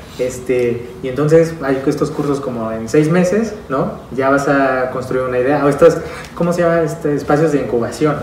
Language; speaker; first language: Spanish; native; Spanish